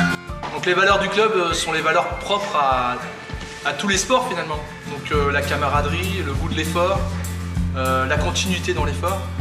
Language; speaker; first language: French; native; French